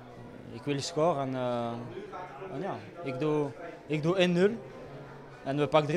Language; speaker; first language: Dutch; non-native, learner; Italian